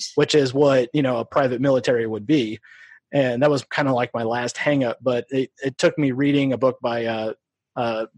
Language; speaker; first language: English; native; English